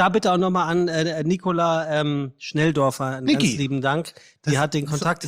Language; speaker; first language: German; native; German